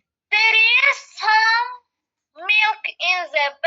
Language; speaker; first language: English; non-native, learner; Azerbaijani